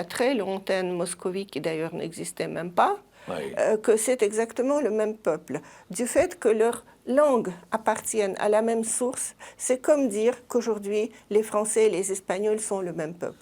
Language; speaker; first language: French; non-native, fluent; Russian